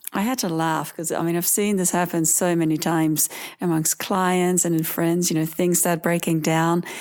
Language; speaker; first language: English; early bilingual, other home language; Dutch